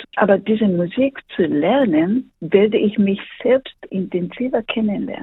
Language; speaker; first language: German; non-native, fluent; Japanese